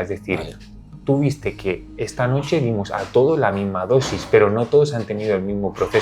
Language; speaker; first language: Spanish; native; Spanish